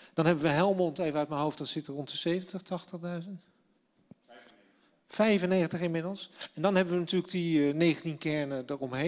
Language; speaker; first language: Dutch; native; Dutch